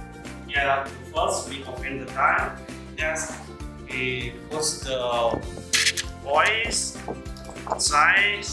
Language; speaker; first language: English; non-native, learner; Khmer